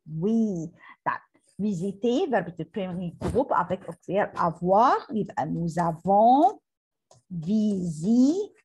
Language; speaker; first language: French; non-native, learner; Arabic